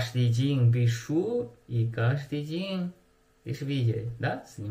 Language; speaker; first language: Russian; non-native, learner; Chinese